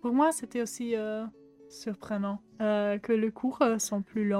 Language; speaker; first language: French; non-native, fluent; German